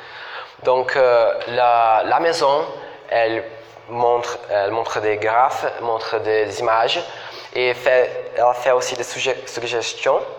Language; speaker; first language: French; non-native, fluent; Portuguese